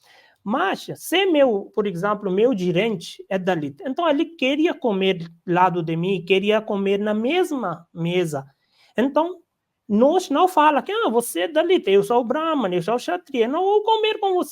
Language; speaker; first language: Portuguese; non-native, learner; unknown